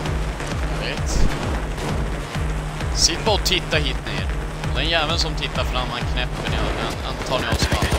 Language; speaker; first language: Swedish; native; Swedish